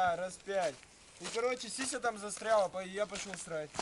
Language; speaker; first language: Russian; native; Russian